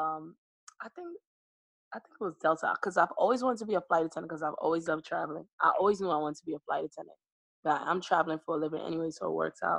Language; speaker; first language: English; native; English